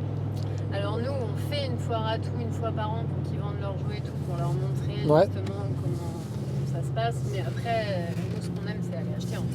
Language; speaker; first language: French; native; French